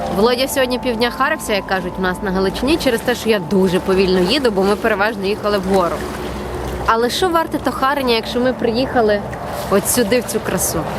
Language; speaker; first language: Ukrainian; native; Ukrainian